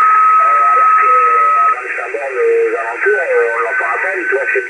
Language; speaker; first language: French; native; French